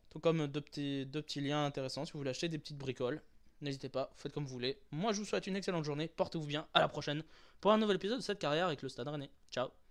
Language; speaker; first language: French; native; French